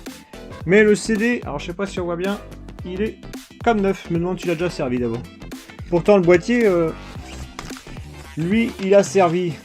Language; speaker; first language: French; native; French